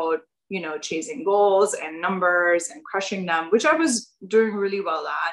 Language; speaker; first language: English; non-native, local second language; Urdu